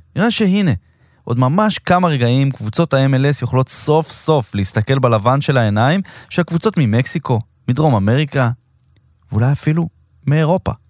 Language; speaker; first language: Hebrew; native; Hebrew